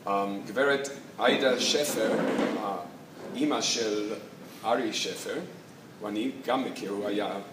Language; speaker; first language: Hebrew; non-native, fluent; English